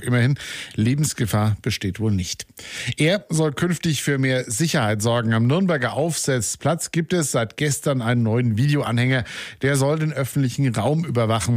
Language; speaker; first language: German; native; German